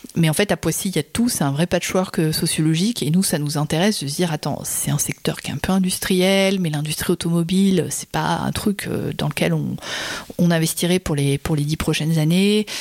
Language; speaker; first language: French; native; French